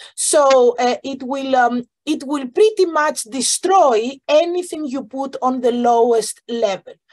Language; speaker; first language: English; non-native, fluent; Greek